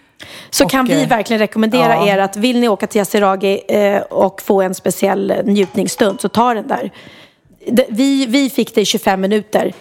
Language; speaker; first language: Swedish; native; Swedish